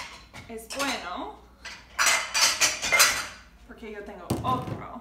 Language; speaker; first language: Spanish; non-native, learner; English